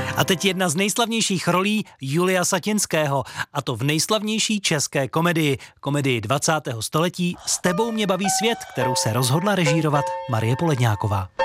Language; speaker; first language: Czech; native; Czech